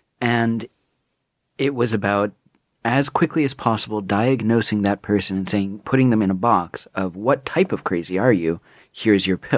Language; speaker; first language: English; native; English